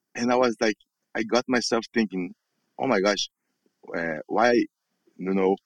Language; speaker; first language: English; non-native, learner; Portuguese